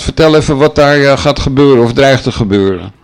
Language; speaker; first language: Dutch; native; Dutch